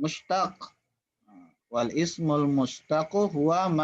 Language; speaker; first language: Arabic; non-native, fluent; Indonesian